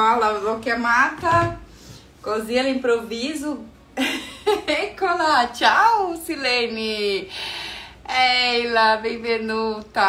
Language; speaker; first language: Italian; non-native, fluent; Portuguese